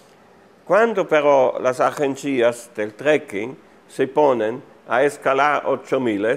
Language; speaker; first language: Spanish; non-native, fluent; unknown